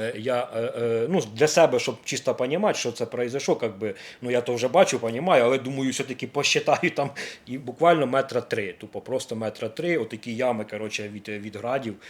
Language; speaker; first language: Ukrainian; native; Ukrainian